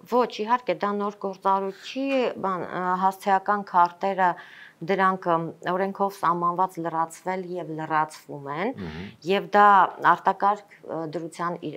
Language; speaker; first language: Armenian; native; Armenian